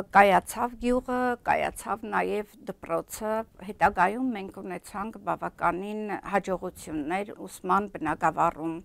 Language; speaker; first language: Armenian; native; Armenian